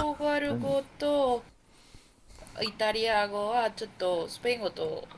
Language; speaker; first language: Japanese; non-native, learner; Spanish